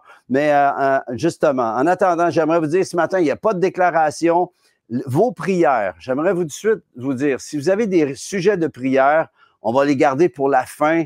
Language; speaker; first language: French; native; French